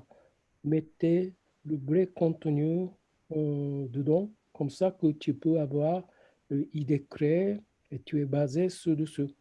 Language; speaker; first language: French; non-native, fluent; Japanese